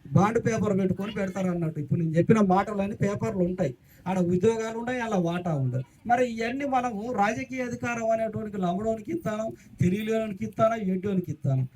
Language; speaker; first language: Telugu; non-native, local second language; Koya